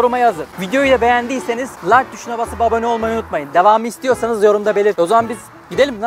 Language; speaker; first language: Turkish; native; Turkish